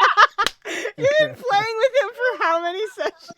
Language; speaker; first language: English; native; English